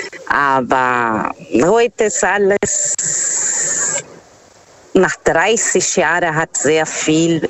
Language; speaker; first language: German; non-native, fluent; Portuguese